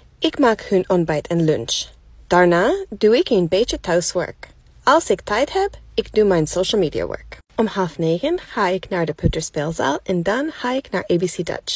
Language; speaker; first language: Dutch; non-native, learner; English